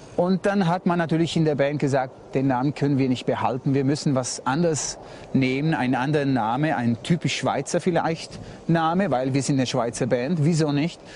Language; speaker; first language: German; native; German